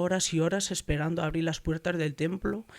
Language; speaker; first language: Spanish; native; Spanish